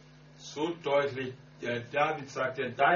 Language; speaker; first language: German; non-native, learner; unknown